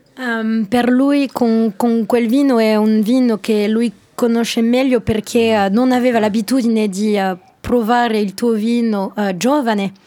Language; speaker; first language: Italian; non-native, learner; French